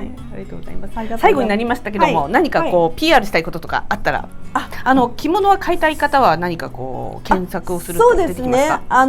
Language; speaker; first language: Japanese; native; Japanese